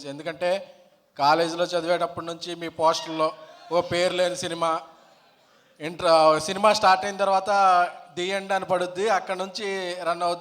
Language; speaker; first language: Telugu; native; Telugu